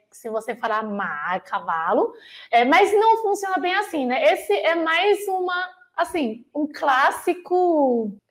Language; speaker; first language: Portuguese; non-native, fluent; Chinese